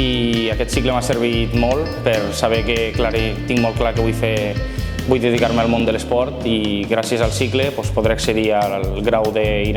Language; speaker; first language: Catalan; native; Catalan